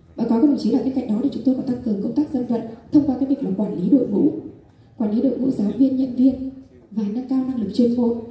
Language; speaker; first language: Vietnamese; non-native, local second language; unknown